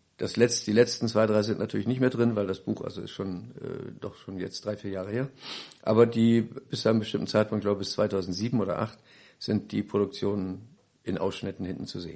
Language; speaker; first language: German; native; German